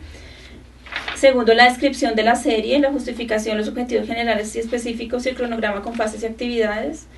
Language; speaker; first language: Spanish; native; Spanish